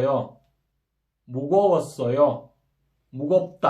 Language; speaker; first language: Korean; non-native, fluent; Kyrgyz